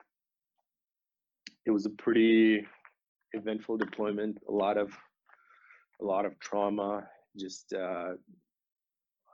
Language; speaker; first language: English; non-native, fluent; Romanian